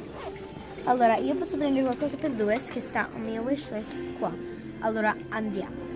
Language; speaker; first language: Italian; early bilingual, heritage; English